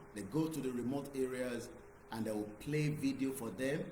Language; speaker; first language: English; non-native, local second language; Yoruba